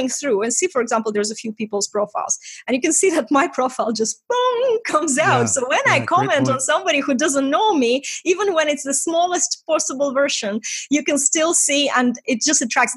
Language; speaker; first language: English; non-native, fluent; Estonian